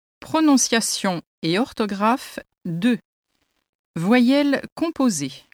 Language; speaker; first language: French; native; French